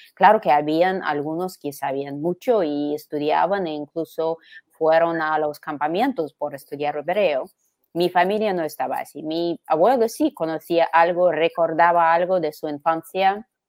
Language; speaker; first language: Spanish; non-native, fluent; Russian